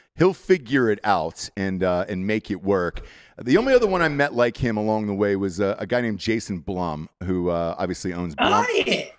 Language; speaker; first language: English; native; English